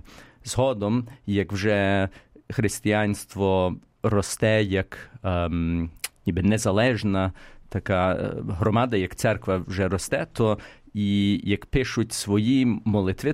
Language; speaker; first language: Ukrainian; early bilingual, heritage; Ukrainian